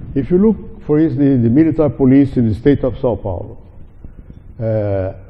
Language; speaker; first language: English; non-native, fluent; Portuguese